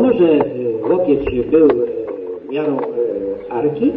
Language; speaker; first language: Polish; native; Polish